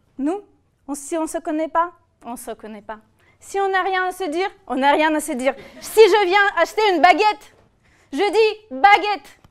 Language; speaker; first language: French; non-native, fluent; Russian